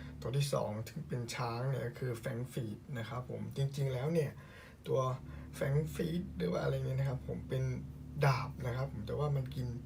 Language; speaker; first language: Thai; native; Thai